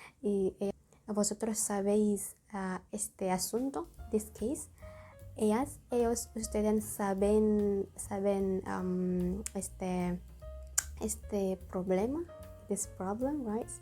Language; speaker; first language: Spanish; non-native, learner; Indonesian